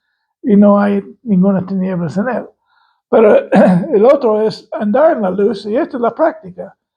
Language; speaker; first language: Spanish; non-native, fluent; English